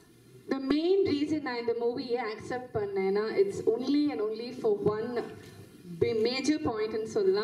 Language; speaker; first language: Tamil; non-native, fluent; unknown